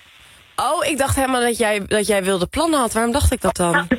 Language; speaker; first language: Dutch; native; Dutch